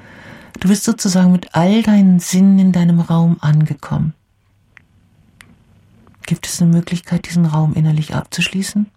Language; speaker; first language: German; native; German